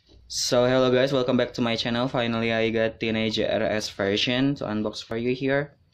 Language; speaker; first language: English; non-native, learner; Indonesian